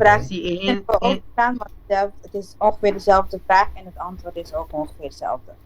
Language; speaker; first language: Dutch; non-native, local second language; Papiamento